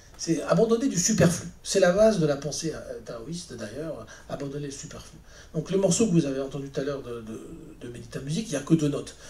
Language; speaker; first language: French; native; French